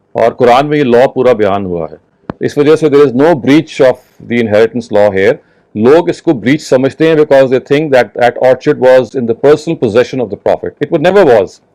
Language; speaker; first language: Urdu; native; Urdu